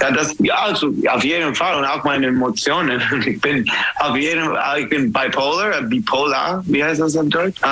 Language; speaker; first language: German; non-native, learner; English